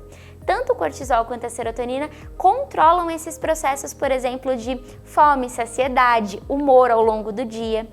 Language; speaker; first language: Portuguese; native; Portuguese